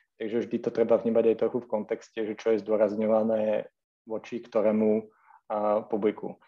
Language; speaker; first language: Slovak; native; Slovak